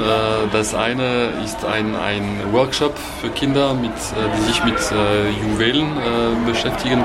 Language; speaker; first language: German; non-native, fluent; French